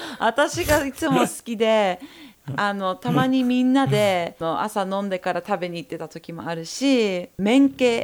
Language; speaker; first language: Japanese; early bilingual, heritage; Japanese